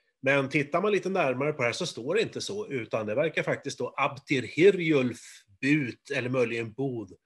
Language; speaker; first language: Swedish; native; Swedish